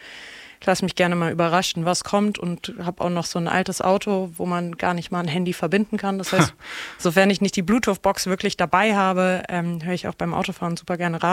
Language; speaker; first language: German; native; German